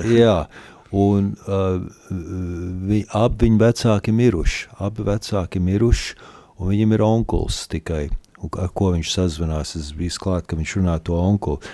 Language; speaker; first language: Latvian; early bilingual, heritage; Latvian